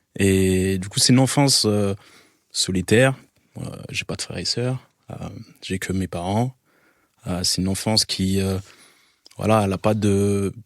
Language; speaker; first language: French; non-native, local second language; Arabic